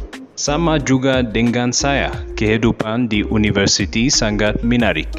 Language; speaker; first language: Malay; non-native, learner; Arabic